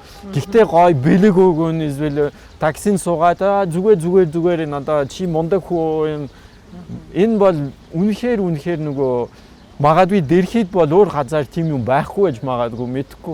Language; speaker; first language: Mongolian; non-native, fluent; French